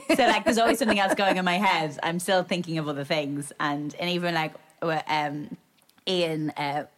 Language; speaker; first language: English; native; English